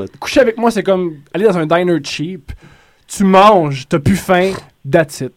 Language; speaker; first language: French; native; French